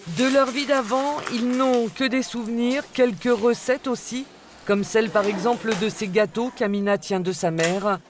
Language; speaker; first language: French; native; French